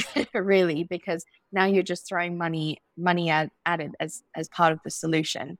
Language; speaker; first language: English; native; English